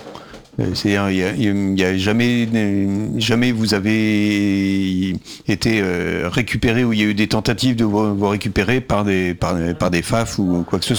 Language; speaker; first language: French; native; French